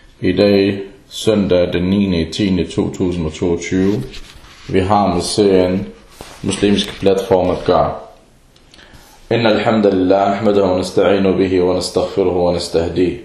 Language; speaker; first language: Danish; early bilingual, other home language; Arabic